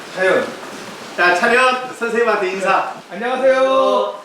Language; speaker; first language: Korean; native; Korean